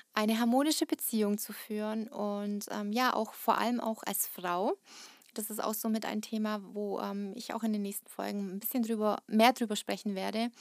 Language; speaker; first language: German; early bilingual, other home language; Russian